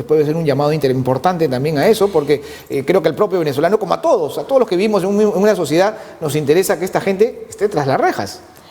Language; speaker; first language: Spanish; native; Spanish